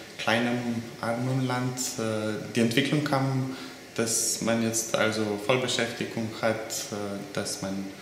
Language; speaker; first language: German; non-native, fluent; Slovenian